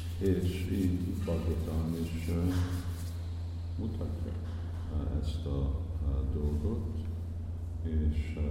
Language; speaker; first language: Hungarian; early bilingual, heritage; Hungarian